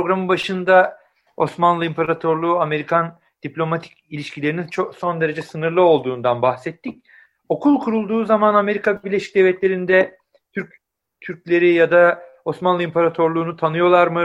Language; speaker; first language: Turkish; native; Turkish